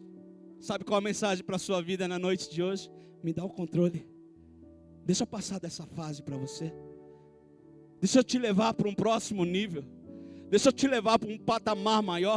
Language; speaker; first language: Portuguese; native; Portuguese